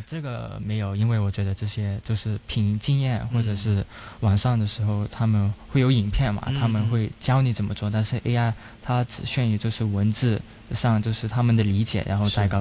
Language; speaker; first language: Chinese; non-native, local second language; Cantonese